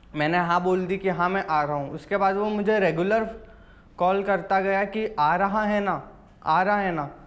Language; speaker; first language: Hindi; native; Hindi